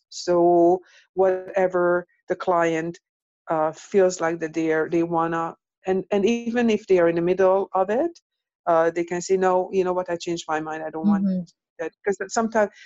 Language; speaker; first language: English; non-native, fluent; Hungarian